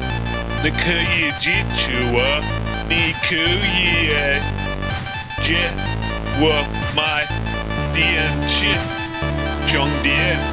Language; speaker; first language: Chinese; non-native, learner; English